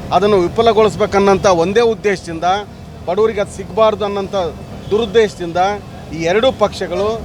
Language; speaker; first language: Kannada; native; Kannada